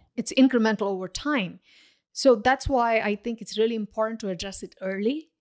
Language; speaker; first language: English; non-native, local second language; Tamil